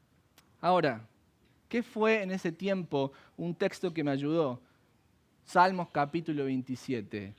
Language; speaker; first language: Spanish; native; Spanish